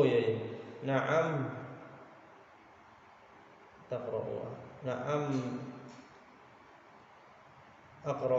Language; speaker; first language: Arabic; non-native, learner; Indonesian